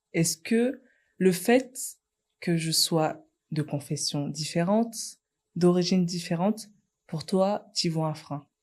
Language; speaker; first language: French; native; French